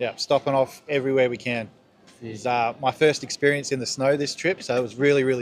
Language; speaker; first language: English; native; English